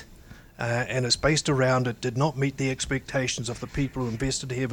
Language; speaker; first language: English; native; English